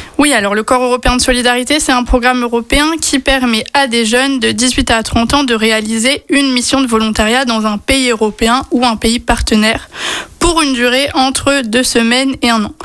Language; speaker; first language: French; native; French